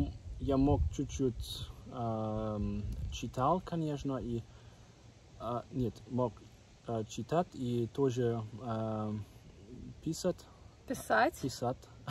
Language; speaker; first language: Russian; non-native, learner; German